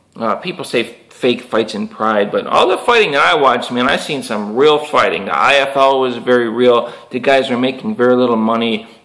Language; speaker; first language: English; native; English